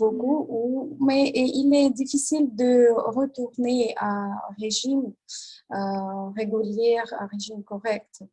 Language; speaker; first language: French; non-native, learner; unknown